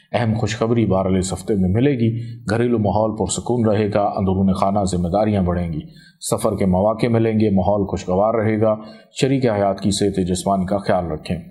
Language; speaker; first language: Urdu; native; Urdu